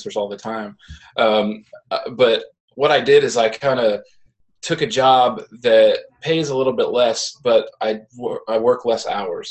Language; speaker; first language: English; native; English